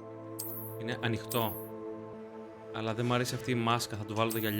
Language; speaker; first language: Greek; native; Greek